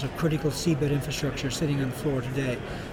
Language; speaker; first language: English; native; English